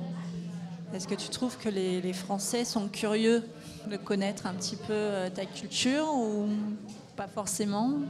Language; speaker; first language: French; native; French